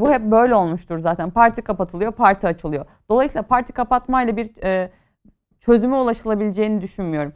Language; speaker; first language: Turkish; native; Turkish